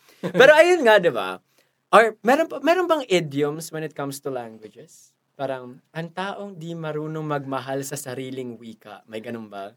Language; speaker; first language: Filipino; early bilingual, heritage; Filipino